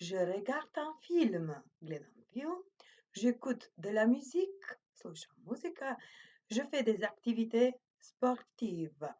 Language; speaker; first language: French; non-native, fluent; Macedonian